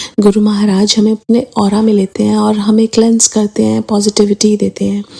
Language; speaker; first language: Hindi; native; Hindi